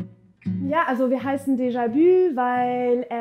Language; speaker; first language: German; non-native, fluent; French